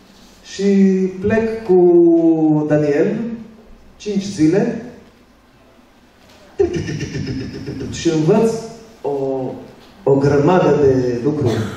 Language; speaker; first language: Romanian; early bilingual, other home language; Hebrew